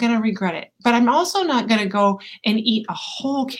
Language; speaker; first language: English; native; English